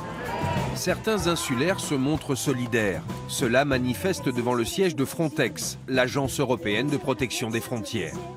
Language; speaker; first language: French; native; French